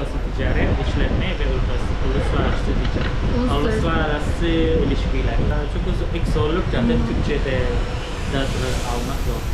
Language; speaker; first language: Turkish; non-native, fluent; Khmer